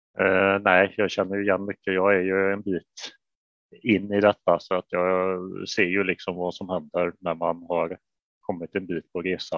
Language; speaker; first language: Swedish; native; Swedish